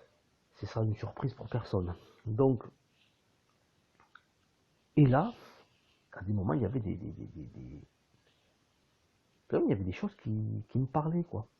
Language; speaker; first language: French; native; French